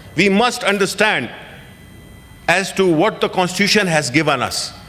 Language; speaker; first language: English; non-native, local second language; Urdu